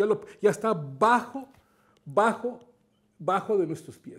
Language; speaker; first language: Spanish; native; Spanish